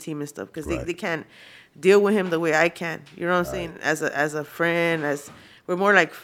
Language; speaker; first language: English; early bilingual, other home language; Spanish